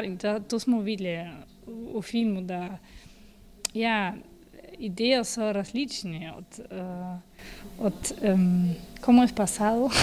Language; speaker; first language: Slovenian; non-native, learner; Spanish